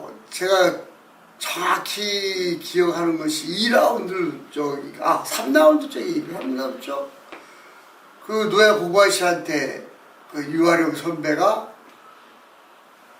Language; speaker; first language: Korean; native; Korean